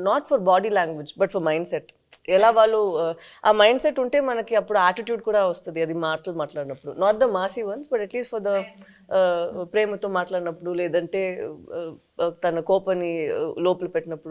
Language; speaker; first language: Telugu; non-native, fluent; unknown